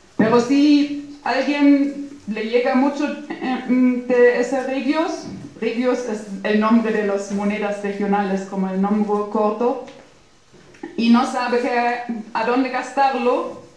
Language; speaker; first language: Spanish; non-native, fluent; German